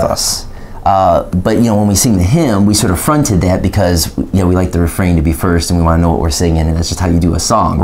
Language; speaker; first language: English; native; English